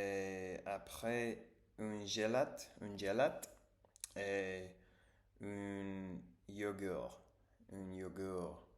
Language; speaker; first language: French; non-native, learner; English